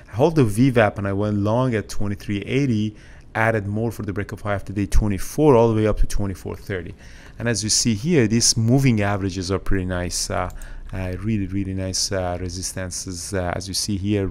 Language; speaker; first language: English; native; English